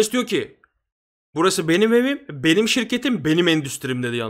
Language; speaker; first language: Turkish; native; Turkish